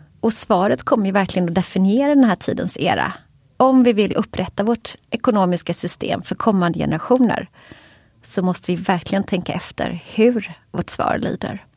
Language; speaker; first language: Swedish; native; Swedish